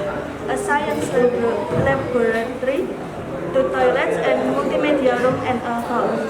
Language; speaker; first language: English; non-native, learner; Indonesian